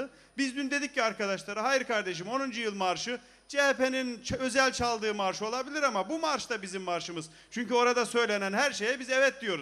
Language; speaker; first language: Turkish; native; Turkish